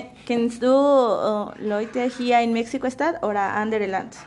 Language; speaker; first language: German; non-native, learner; Spanish